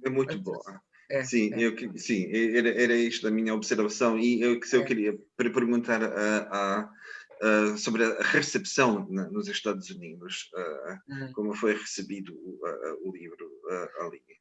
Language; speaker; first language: Portuguese; non-native, fluent; Croatian